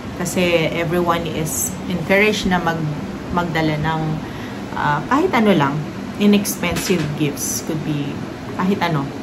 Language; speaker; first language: Filipino; non-native, local second language; Pampanga